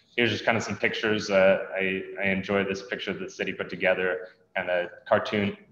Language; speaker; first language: English; native; English